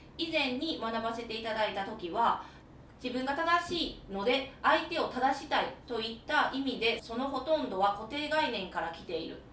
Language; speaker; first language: Japanese; native; Japanese